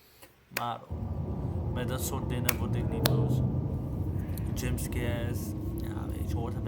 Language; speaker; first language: Dutch; non-native, local second language; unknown